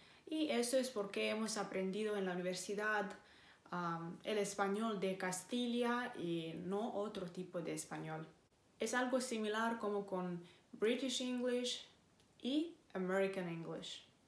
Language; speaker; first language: Spanish; non-native, fluent; Romanian